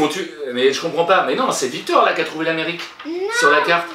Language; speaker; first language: French; native; French